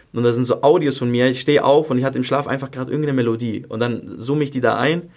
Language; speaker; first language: German; early bilingual, other home language; Greek